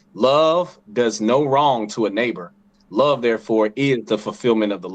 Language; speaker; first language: English; native; English